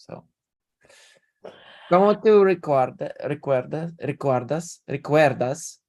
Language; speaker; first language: Spanish; non-native, learner; English